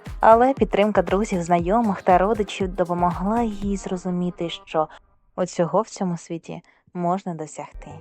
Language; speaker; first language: Ukrainian; native; Ukrainian